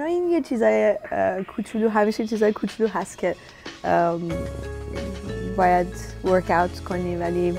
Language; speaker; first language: Persian; early bilingual, heritage; Persian